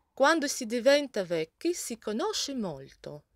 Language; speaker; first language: Italian; non-native, fluent; Russian